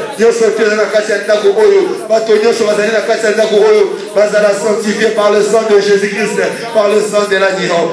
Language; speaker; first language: French; non-native, local second language; Lingala